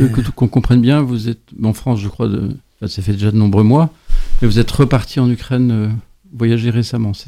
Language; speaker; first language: French; native; French